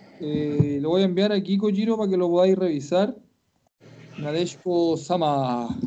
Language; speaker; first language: Spanish; native; Spanish